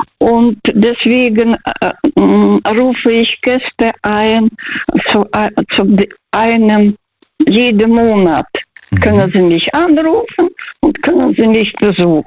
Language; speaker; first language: German; early bilingual, heritage; German